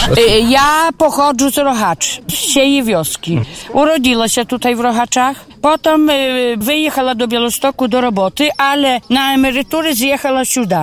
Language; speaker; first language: Polish; non-native, local second language; Ukrainian